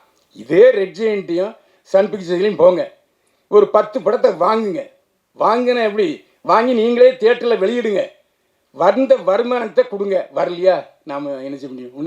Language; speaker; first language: Tamil; native; Tamil